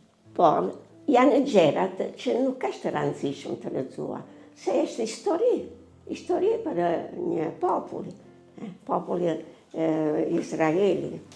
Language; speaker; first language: Albanian; non-native, learner; Italian